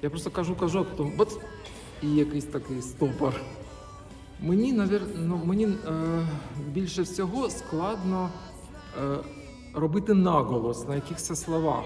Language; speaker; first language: Ukrainian; non-native, local second language; Russian